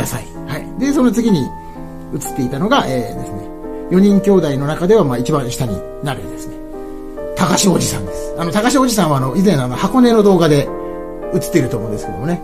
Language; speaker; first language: Japanese; native; Japanese